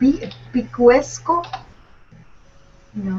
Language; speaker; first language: Spanish; non-native, learner; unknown